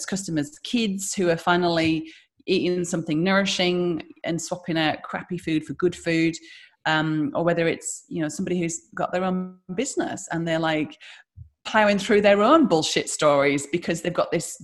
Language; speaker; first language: English; native; English